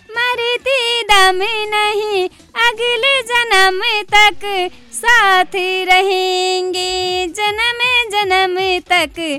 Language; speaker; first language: Bhojpuri; non-native, local second language; Maithili